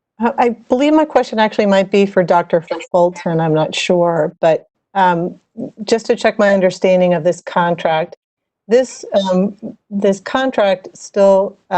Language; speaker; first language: English; native; English